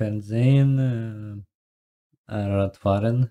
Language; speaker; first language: German; non-native, learner; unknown